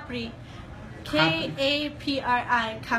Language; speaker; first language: Nepali; non-native, learner; English